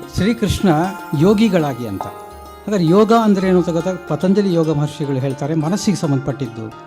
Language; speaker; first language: Kannada; native; Kannada